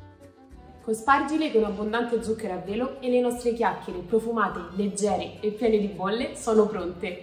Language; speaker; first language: Italian; native; Italian